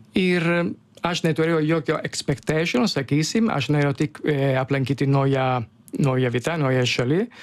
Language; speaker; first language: Lithuanian; non-native, fluent; Italian